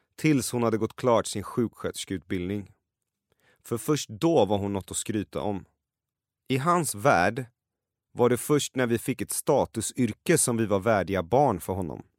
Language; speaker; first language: Swedish; early bilingual, other home language; Persian